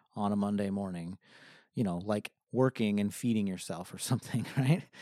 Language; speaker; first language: English; native; English